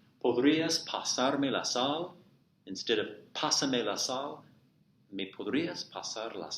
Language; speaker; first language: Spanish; non-native, fluent; English